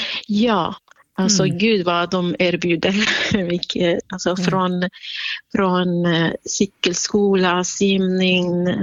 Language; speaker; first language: Swedish; non-native, fluent; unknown